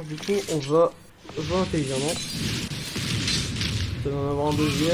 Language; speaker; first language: French; native; French